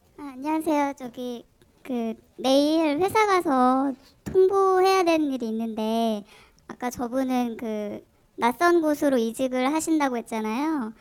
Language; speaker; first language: Korean; native; Korean